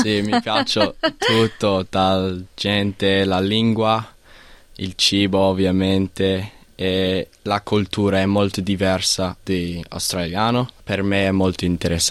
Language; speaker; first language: Italian; non-native, learner; English